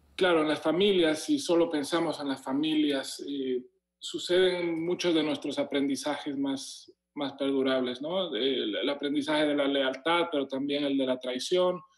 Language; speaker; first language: Spanish; native; Spanish